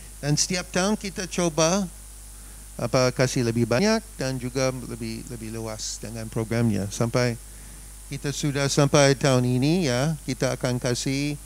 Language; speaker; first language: Indonesian; non-native, fluent; English